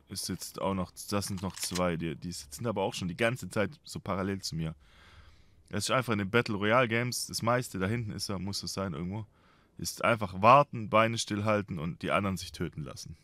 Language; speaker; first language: German; native; German